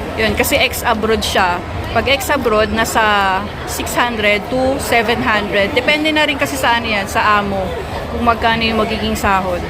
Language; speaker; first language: Filipino; native; Filipino